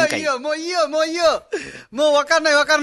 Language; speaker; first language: Japanese; non-native, fluent; Nepali